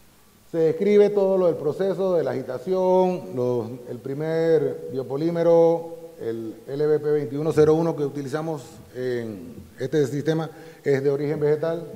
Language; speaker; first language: Spanish; native; Spanish